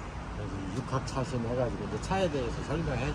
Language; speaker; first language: Korean; native; Korean